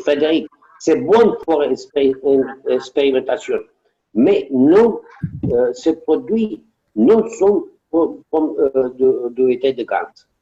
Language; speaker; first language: French; non-native, learner; Romanian